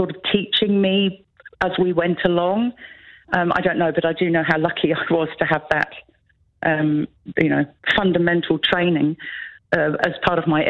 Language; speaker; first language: English; native; English